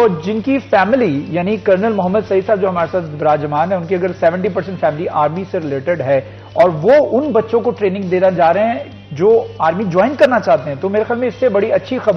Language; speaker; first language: Hindi; non-native, local second language; Punjabi